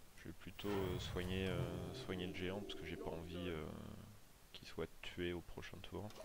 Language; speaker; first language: French; native; French